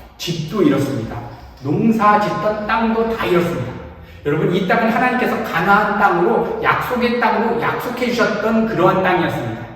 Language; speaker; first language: Korean; native; Korean